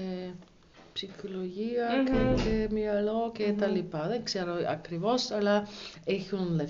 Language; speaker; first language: Greek; non-native, learner; German